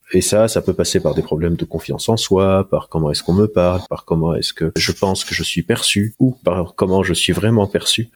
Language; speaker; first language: French; non-native, local second language; Arabic